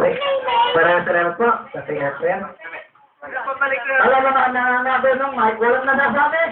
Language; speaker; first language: Filipino; native; Filipino